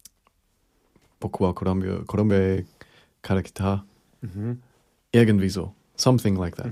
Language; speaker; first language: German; non-native, fluent; Spanish